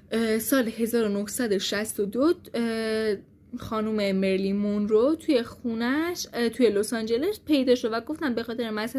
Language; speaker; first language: Persian; native; Persian